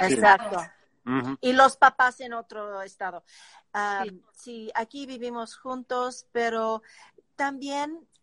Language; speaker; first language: Spanish; non-native, learner; English